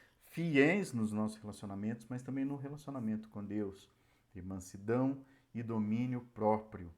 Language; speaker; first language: Portuguese; native; Portuguese